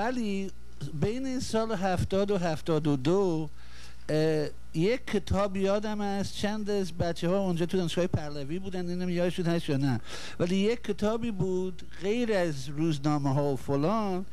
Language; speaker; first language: Persian; non-native, fluent; English